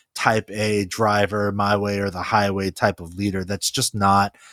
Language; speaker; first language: English; early bilingual, other home language; Korean